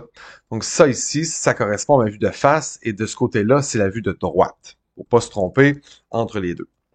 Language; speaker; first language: French; native; French